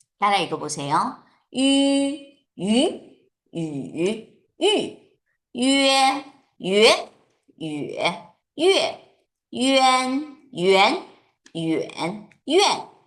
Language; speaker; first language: Korean; non-native, fluent; Chinese